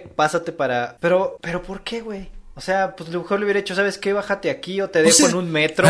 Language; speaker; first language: Spanish; native; Spanish